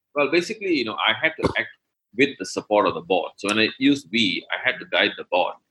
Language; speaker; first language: English; non-native, local second language; Tamil